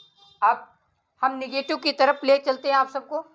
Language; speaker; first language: Hindi; native; Hindi